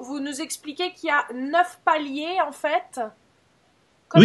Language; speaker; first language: French; native; French